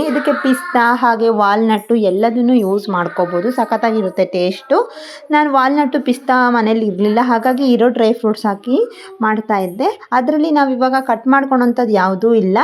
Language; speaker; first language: Kannada; native; Kannada